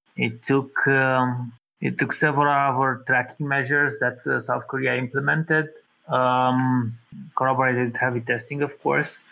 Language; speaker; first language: English; non-native, fluent; Romanian